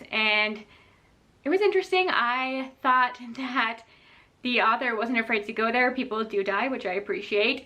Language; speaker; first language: English; native; English